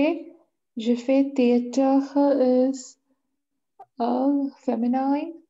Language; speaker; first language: French; non-native, learner; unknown